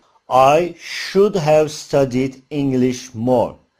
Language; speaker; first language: English; non-native, fluent; Turkish